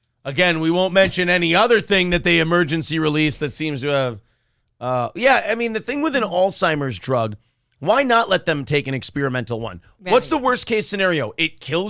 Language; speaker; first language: English; native; English